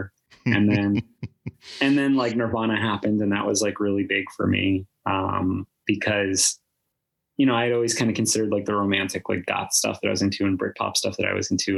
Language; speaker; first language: English; native; English